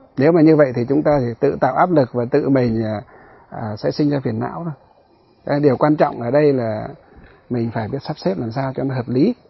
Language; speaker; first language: Vietnamese; non-native, local second language; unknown